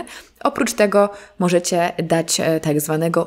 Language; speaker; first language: Polish; native; Polish